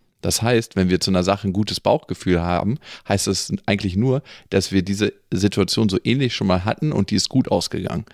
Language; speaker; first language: German; native; German